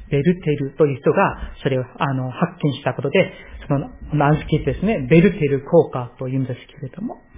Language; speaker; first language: Japanese; non-native, fluent; Korean